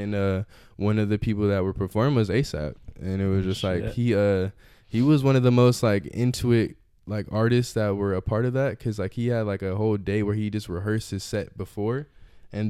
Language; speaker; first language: English; native; English